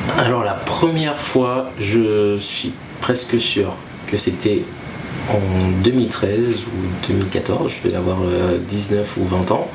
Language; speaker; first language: French; non-native, local second language; Malagasy